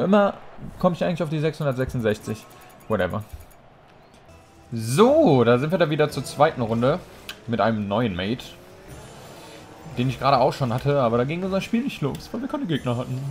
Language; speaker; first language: German; native; German